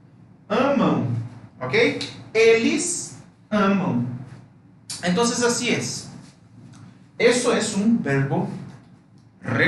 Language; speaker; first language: Portuguese; non-native, fluent; Spanish